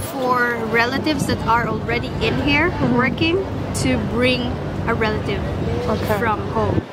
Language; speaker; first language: English; non-native, local second language; Hiligaynon